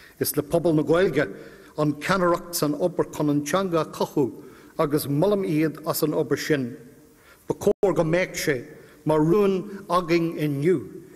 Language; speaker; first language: Irish; non-native, local second language; English